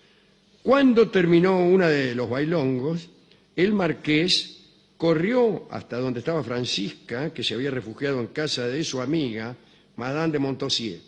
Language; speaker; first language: Spanish; native; Spanish